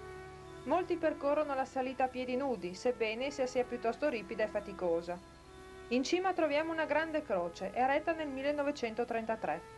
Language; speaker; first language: Italian; native; Italian